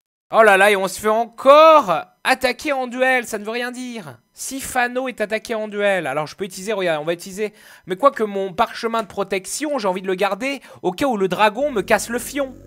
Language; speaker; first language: French; native; French